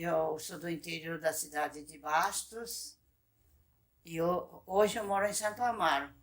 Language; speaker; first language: Portuguese; non-native, local second language; Japanese